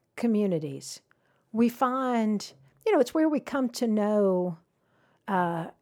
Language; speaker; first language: English; native; English